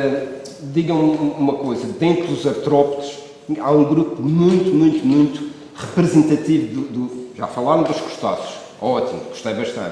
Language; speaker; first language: Portuguese; native; Portuguese